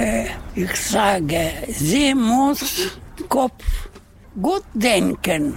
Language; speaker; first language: German; non-native, learner; Russian